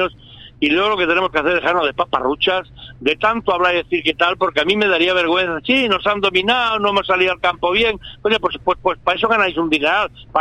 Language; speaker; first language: Spanish; native; Spanish